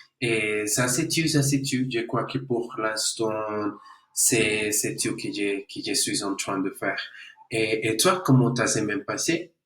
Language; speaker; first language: French; non-native, learner; Spanish